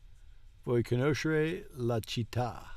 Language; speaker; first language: Italian; non-native, learner; English